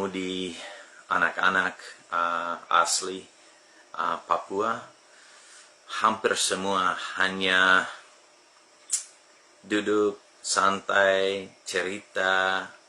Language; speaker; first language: Indonesian; non-native, fluent; English